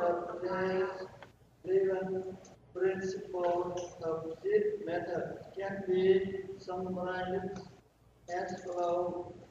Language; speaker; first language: English; non-native, learner; Vietnamese